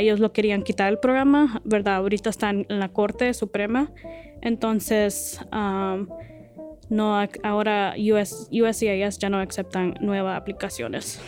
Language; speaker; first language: Spanish; early bilingual, heritage; Spanish